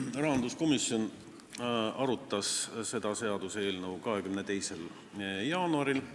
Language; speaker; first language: Estonian; non-native, local second language; Russian